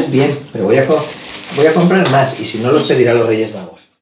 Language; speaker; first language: Spanish; native; Spanish